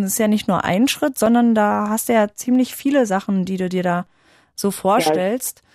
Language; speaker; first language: German; native; German